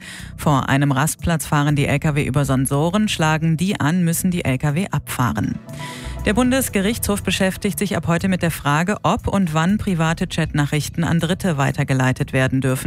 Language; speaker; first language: German; native; German